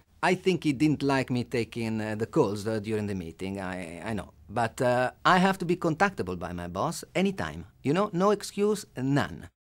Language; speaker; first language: English; non-native, fluent; Italian